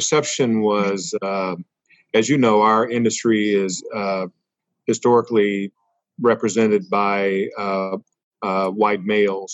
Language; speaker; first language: English; native; English